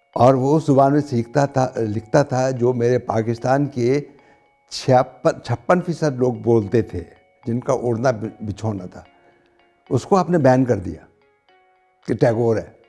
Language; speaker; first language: Urdu; non-native, local second language; Punjabi